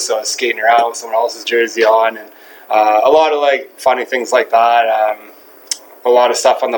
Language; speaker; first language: English; native; English